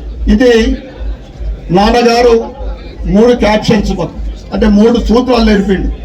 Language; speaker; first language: Telugu; native; Telugu